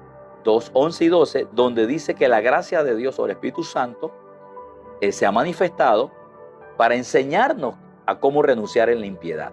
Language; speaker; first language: Spanish; native; Spanish